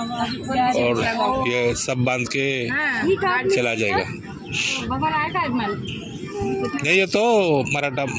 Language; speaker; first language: Hindi; non-native, local second language; Malayalam